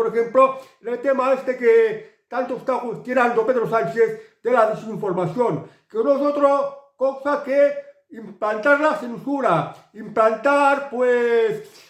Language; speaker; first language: Spanish; native; Spanish